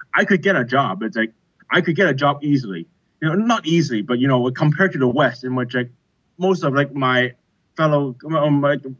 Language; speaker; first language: English; non-native, local second language; Cantonese